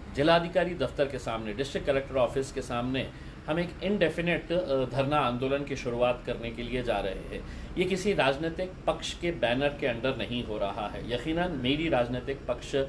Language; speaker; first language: Hindi; non-native, local second language; Urdu